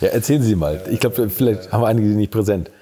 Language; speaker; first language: German; native; German